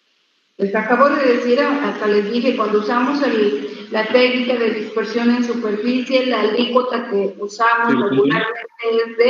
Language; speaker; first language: Spanish; native; Spanish